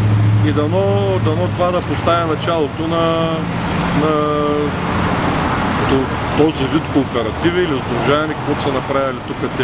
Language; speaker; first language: Bulgarian; native; Bulgarian